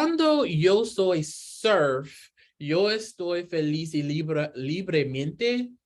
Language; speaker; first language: Spanish; non-native, learner; English